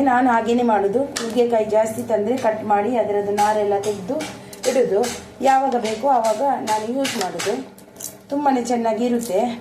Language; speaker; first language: Kannada; non-native, local second language; Tulu